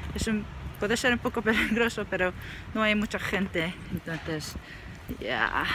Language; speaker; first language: Spanish; non-native, fluent; Korean